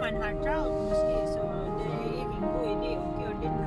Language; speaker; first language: Danish; non-native, learner; Filipino